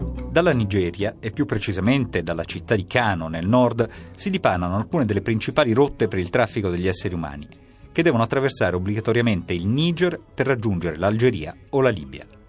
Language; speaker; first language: Italian; native; Italian